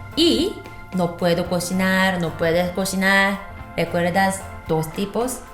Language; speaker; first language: Spanish; non-native, fluent; Korean